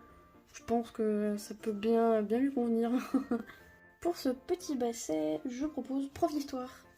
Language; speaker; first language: French; native; French